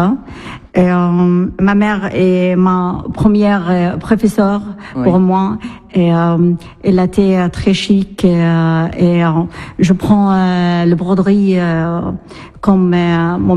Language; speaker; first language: French; non-native, learner; Arabic